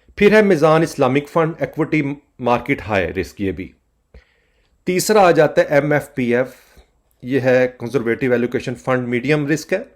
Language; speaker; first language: Urdu; native; Urdu